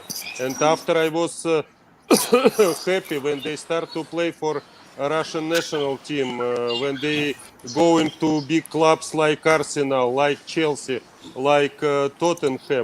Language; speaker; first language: English; non-native, learner; Russian